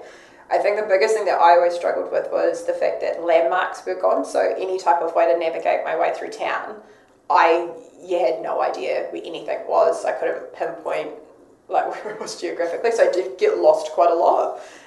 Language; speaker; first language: English; native; English